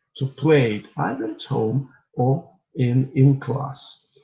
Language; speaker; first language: English; non-native, fluent; Russian